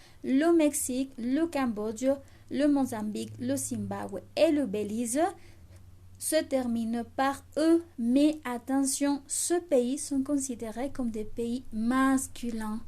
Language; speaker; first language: French; non-native, fluent; Spanish